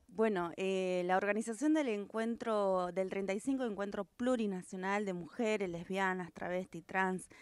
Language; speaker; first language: Spanish; native; Spanish